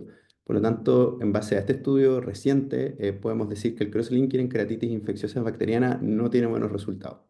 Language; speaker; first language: Spanish; native; Spanish